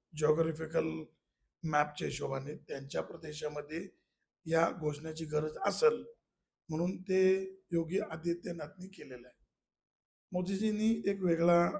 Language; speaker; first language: Marathi; non-native, local second language; Malayalam